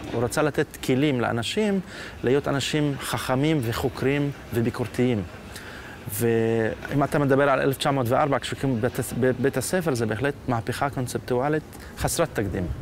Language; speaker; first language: Hebrew; non-native, local second language; Arabic